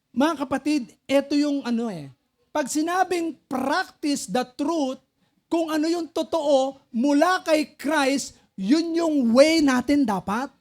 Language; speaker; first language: Filipino; non-native, local second language; Pampanga